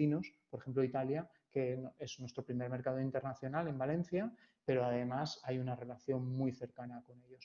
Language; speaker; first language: Spanish; native; Spanish